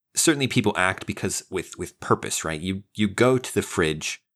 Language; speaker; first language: English; native; English